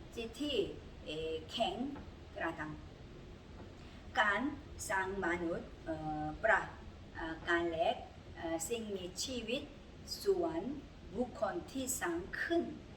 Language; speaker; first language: Thai; non-native, learner; Korean